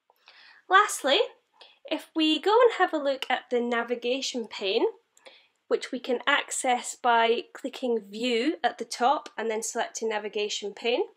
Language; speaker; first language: English; native; English